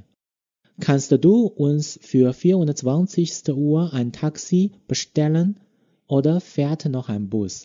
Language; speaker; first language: German; non-native, fluent; Chinese